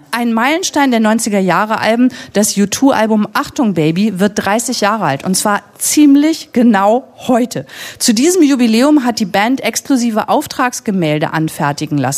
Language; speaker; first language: German; native; German